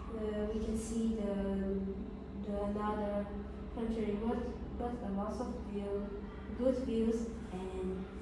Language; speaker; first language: English; non-native, learner; Vietnamese